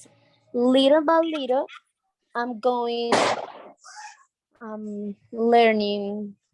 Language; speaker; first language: English; non-native, learner; Spanish